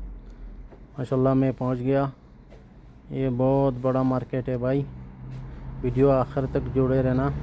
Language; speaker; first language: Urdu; non-native, fluent; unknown